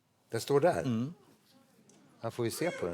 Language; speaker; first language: Swedish; native; Swedish